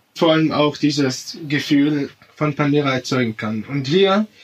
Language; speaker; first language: German; non-native, fluent; Arabic